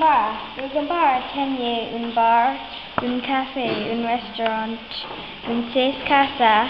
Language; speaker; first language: Spanish; non-native, learner; English